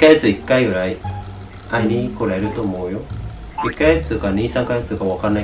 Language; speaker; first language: Japanese; non-native, fluent; Vietnamese